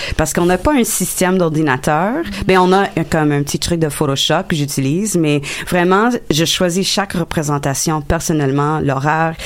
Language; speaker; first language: French; non-native, local second language; English